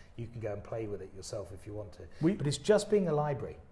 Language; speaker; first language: English; native; English